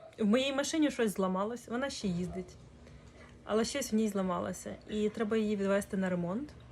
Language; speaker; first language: Ukrainian; non-native, local second language; Russian